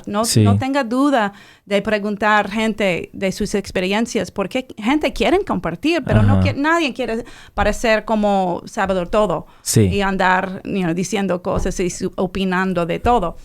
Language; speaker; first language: Spanish; non-native, fluent; English